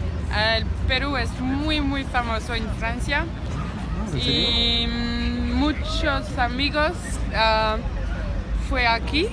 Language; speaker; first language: Spanish; non-native, learner; French